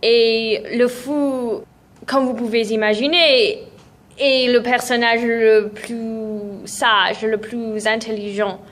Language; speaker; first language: French; non-native, fluent; English